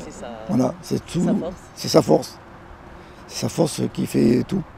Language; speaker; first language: French; native; French